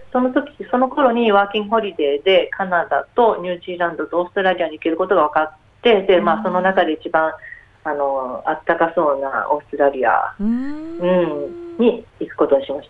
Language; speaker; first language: Japanese; native; Japanese